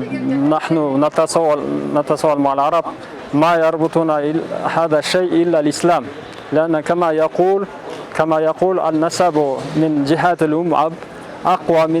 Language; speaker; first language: Arabic; non-native, fluent; Kyrgyz